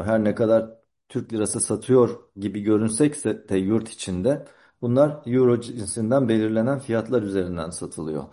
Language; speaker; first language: Turkish; native; Turkish